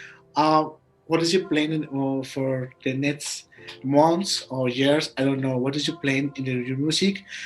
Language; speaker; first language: English; non-native, learner; Spanish